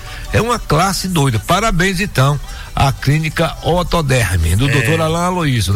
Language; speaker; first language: Portuguese; native; Portuguese